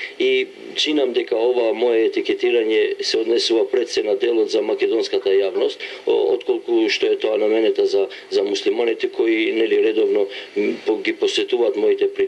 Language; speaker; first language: Macedonian; non-native, local second language; Albanian